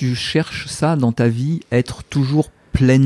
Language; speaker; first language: French; non-native, learner; English